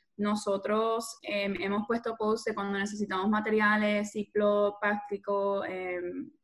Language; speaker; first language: Spanish; native; Spanish